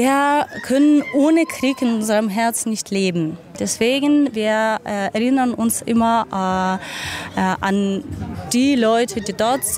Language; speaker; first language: German; non-native, fluent; Ukrainian